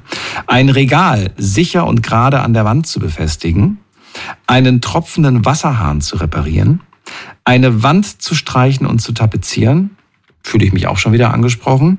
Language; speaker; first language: German; native; German